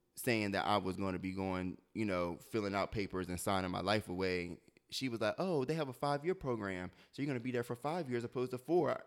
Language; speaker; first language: English; native; English